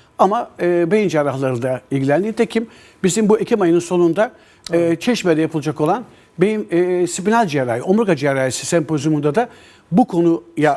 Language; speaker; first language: Turkish; native; Turkish